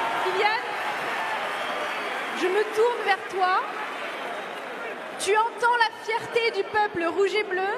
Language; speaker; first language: French; native; French